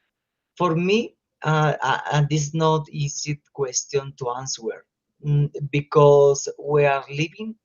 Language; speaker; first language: English; non-native, learner; Spanish